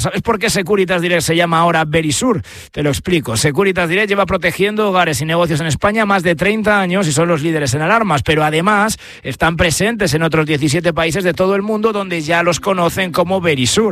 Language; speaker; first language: Spanish; native; Spanish